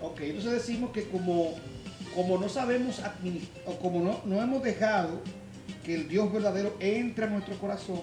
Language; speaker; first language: Spanish; native; Spanish